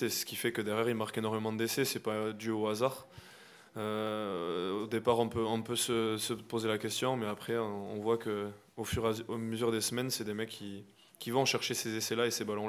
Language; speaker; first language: French; native; French